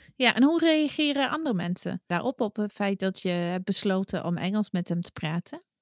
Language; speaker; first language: Dutch; non-native, fluent; English